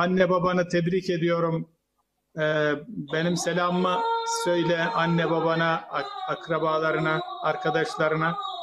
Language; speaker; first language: Turkish; native; Turkish